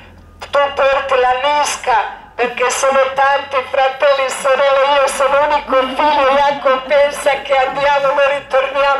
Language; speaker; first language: Italian; non-native, learner; Croatian